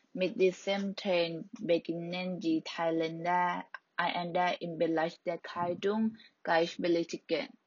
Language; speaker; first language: German; non-native, learner; Thai